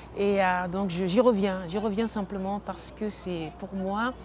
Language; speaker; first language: French; non-native, local second language; Ewe